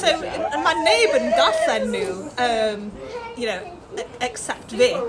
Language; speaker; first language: Welsh; non-native, learner; English